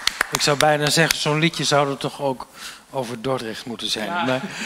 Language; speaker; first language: Dutch; native; Dutch